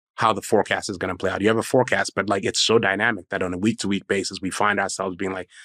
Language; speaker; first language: English; non-native, local second language; Akan